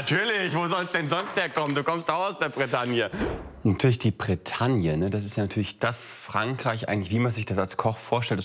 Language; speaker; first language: German; native; German